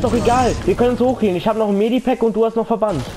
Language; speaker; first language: German; native; German